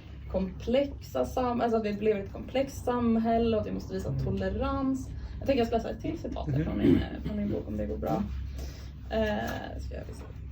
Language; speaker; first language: Swedish; native; Swedish